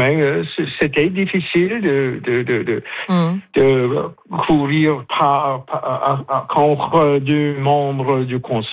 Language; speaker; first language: French; non-native, learner; English